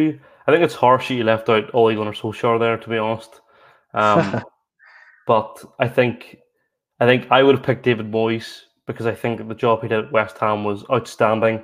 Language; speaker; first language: English; native; English